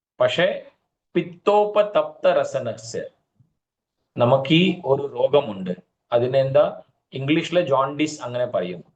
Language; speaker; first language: Malayalam; early bilingual, heritage; Malayalam